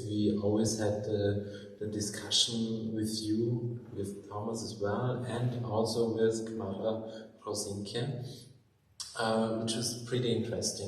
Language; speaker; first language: English; non-native, fluent; German